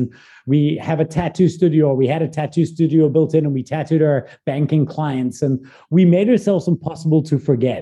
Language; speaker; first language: English; native; English